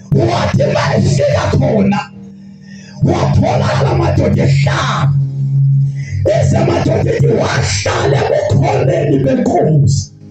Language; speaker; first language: Zulu; non-native, local second language; Xhosa